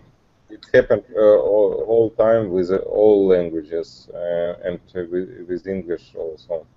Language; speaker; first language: English; non-native, learner; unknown